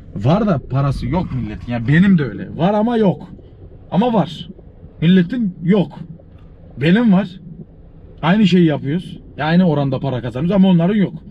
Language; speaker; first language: Turkish; native; Turkish